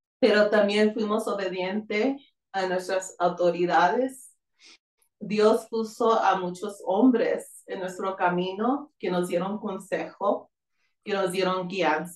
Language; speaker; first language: Spanish; early bilingual, heritage; Spanish